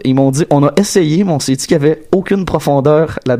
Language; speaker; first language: French; native; French